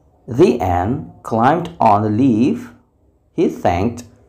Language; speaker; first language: English; non-native, fluent; Indonesian